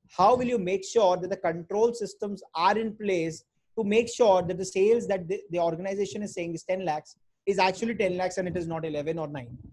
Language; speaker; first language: English; non-native, local second language; Hindi